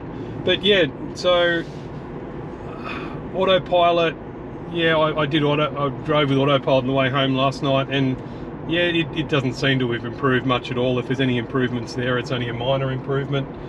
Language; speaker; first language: English; native; English